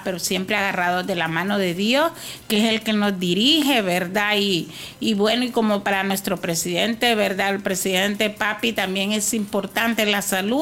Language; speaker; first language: Spanish; native; Spanish